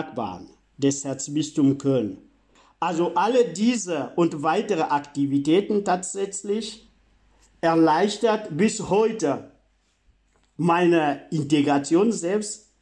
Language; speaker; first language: German; non-native, fluent; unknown